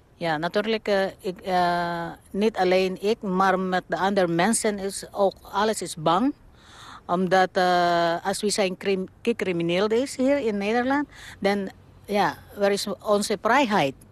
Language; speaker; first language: Dutch; non-native, learner; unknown